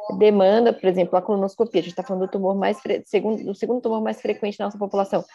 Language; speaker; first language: Portuguese; native; Portuguese